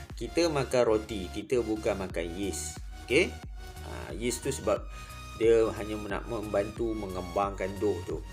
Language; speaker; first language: Malay; native; Malay